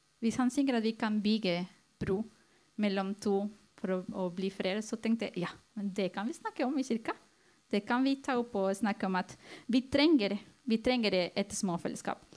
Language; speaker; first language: Norwegian; non-native, fluent; Spanish